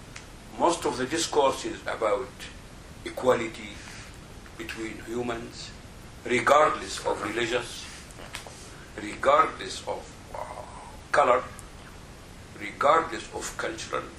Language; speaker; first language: English; non-native, fluent; Arabic